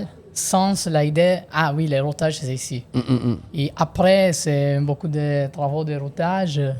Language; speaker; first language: French; non-native, learner; Italian